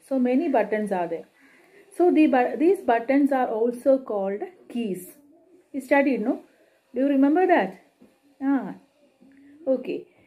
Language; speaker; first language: English; non-native, local second language; Malayalam